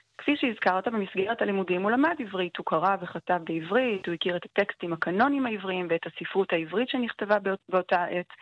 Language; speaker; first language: Hebrew; native; Hebrew